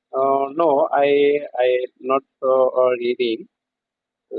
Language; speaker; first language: English; non-native, learner; Bangla